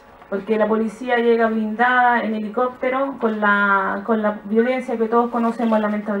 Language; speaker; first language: Spanish; native; Spanish